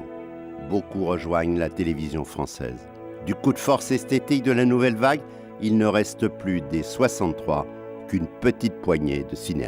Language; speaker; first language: French; native; French